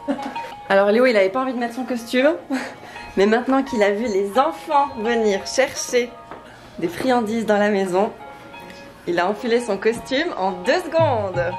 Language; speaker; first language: French; native; French